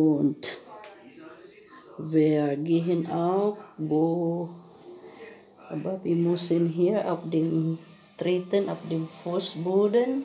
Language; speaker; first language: German; non-native, learner; Filipino